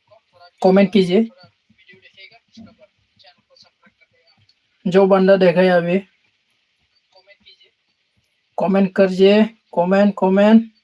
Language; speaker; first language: Hindi; non-native, local second language; Bodo